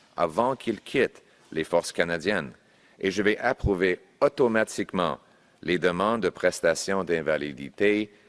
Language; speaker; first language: French; non-native, local second language; English